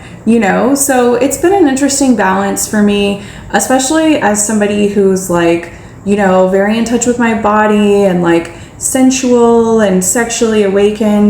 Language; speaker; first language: English; native; English